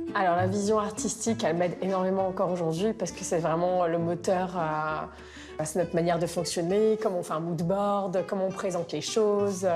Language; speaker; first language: French; native; French